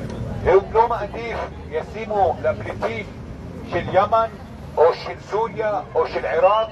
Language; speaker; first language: Hebrew; non-native, local second language; Arabic